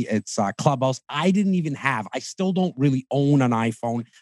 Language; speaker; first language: English; early bilingual, other home language; Hindi